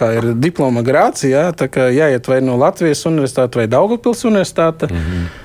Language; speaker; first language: Latvian; non-native, local second language; Russian